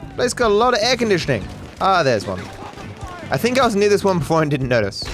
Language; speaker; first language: English; native; English